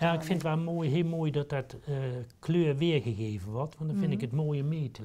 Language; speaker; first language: Dutch; native; Dutch